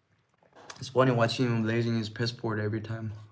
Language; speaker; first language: English; non-native, learner; Korean